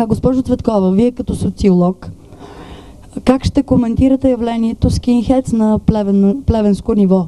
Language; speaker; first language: Bulgarian; native; Bulgarian